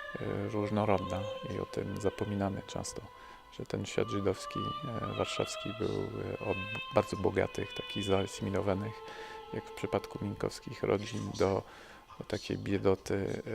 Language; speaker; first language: Polish; early bilingual, heritage; French